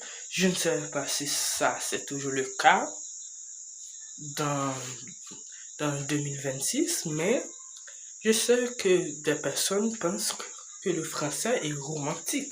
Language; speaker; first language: French; non-native, learner; English